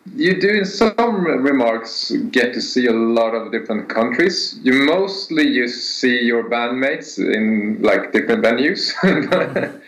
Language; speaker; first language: English; non-native, fluent; Swedish